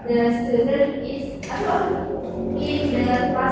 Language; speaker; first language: English; non-native, learner; Indonesian